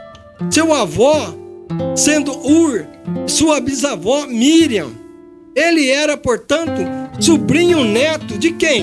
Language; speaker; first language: Portuguese; native; Portuguese